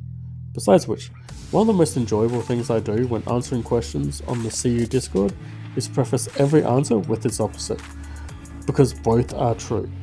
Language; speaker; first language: English; native; English